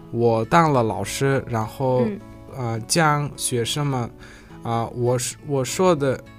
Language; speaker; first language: Chinese; non-native, learner; Uzbek